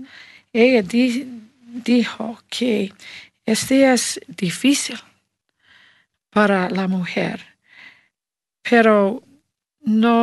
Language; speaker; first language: Spanish; non-native, learner; English